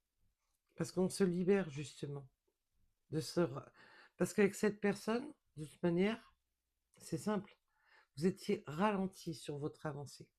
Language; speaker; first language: French; native; French